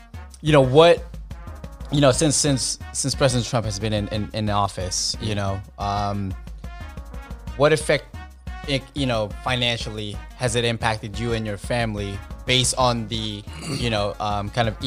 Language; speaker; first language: English; non-native, local second language; Filipino